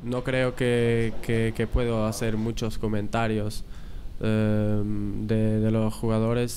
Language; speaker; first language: Spanish; non-native, learner; Portuguese